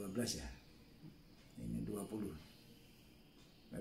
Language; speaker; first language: Indonesian; non-native, local second language; Javanese